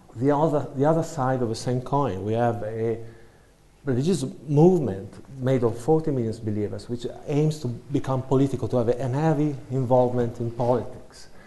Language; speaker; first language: English; non-native, fluent; Italian